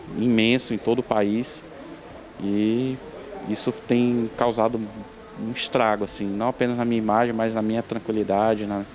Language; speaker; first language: Portuguese; native; Portuguese